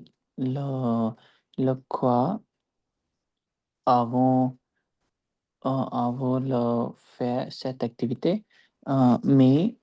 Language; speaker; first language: French; non-native, learner; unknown